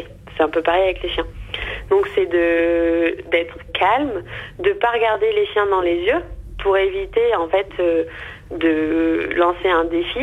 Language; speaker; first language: French; native; French